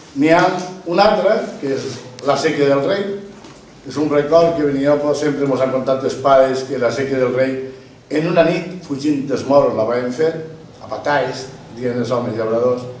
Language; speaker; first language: Catalan; native; Catalan